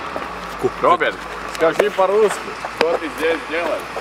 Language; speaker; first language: Russian; non-native, local second language; Latvian